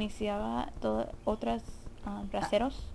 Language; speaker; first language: Spanish; early bilingual, heritage; Spanish